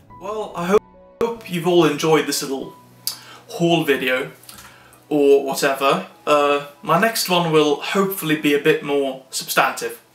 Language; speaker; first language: English; non-native, fluent; Swedish